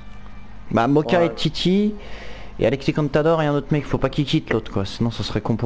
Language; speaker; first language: French; native; French